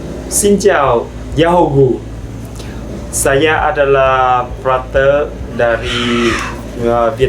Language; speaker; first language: Indonesian; non-native, fluent; Vietnamese